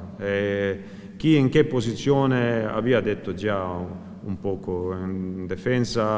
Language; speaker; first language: Italian; non-native, fluent; Croatian